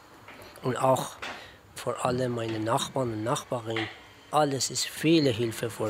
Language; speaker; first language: German; non-native, learner; Persian